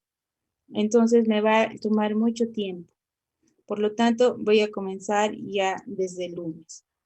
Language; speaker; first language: Spanish; native; Spanish